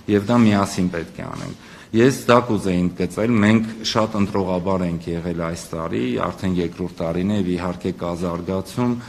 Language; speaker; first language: Armenian; native; Armenian